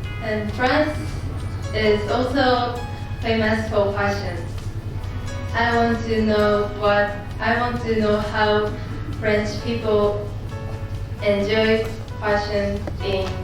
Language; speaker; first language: English; non-native, learner; Japanese